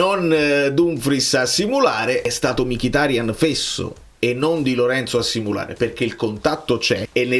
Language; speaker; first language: Italian; native; Italian